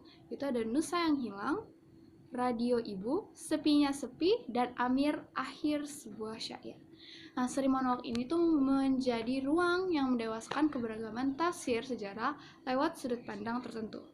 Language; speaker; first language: Indonesian; native; Indonesian